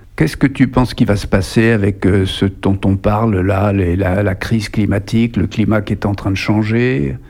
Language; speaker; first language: French; native; French